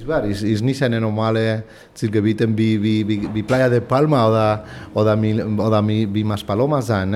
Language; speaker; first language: German; non-native, fluent; Spanish